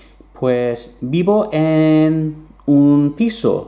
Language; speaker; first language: Spanish; non-native, fluent; English